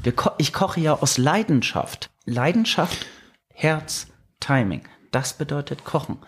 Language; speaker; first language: German; native; German